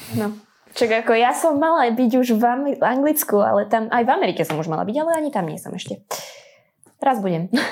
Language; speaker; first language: Slovak; non-native, local second language; Hungarian